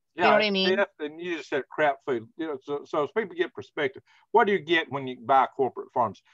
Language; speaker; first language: English; native; English